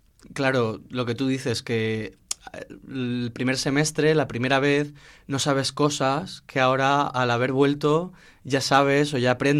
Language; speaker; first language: Spanish; native; Spanish